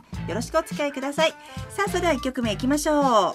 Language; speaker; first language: Japanese; native; Japanese